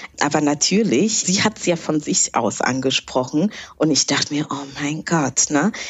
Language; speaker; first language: German; early bilingual, other home language; Kinyarwanda